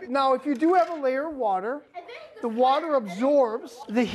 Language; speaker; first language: English; native; English